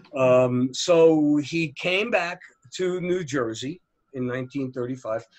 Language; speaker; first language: English; native; English